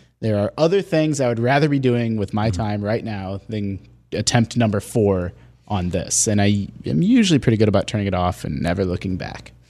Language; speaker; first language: English; native; English